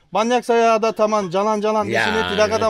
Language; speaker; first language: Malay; non-native, learner; Turkish